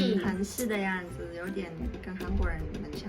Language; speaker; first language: Chinese; non-native, fluent; Mongolian